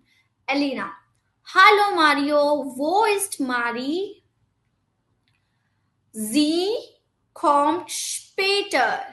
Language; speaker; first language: German; non-native, fluent; Hindi